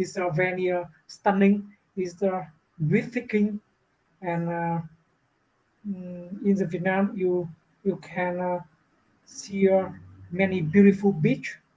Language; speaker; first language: English; non-native, learner; Vietnamese